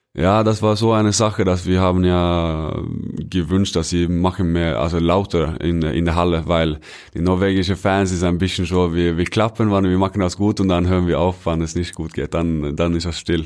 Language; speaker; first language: German; non-native, fluent; Norwegian